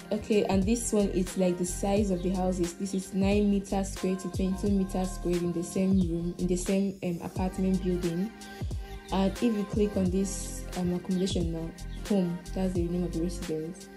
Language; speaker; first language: English; non-native, local second language; Ibibio